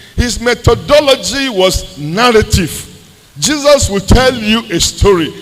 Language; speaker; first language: English; non-native, local second language; Yoruba